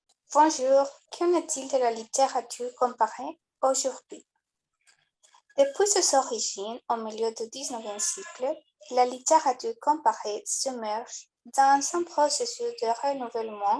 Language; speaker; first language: French; non-native, learner; Spanish